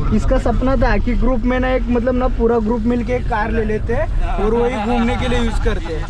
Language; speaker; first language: Hindi; non-native, local second language; Marathi